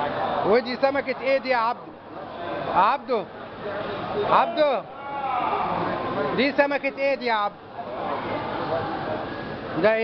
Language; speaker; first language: Arabic; native; Arabic